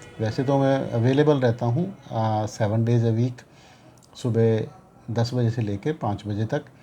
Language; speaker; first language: Hindi; non-native, local second language; Punjabi